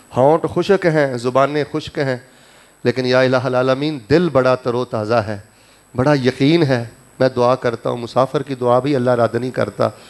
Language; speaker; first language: Urdu; non-native, local second language; Punjabi